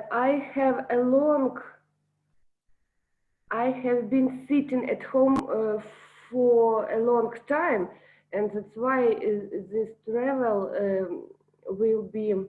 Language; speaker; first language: English; non-native, learner; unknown